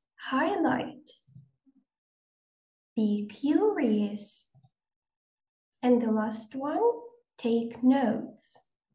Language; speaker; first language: English; non-native, fluent; Russian